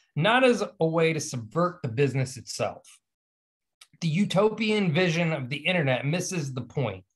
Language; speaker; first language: English; native; English